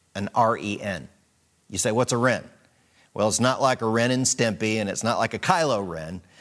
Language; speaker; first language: English; native; English